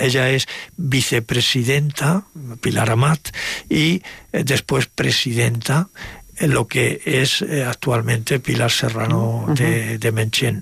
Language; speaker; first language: Spanish; native; Spanish